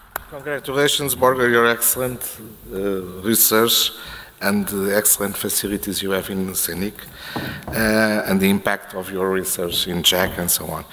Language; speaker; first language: English; non-native, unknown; Portuguese